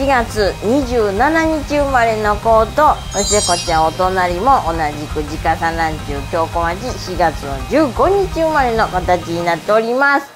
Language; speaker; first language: Japanese; native; Japanese